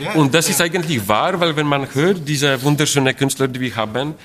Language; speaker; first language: German; non-native, fluent; Polish